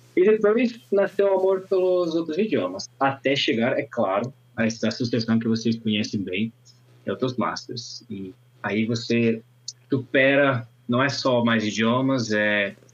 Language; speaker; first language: Portuguese; non-native, fluent; Italian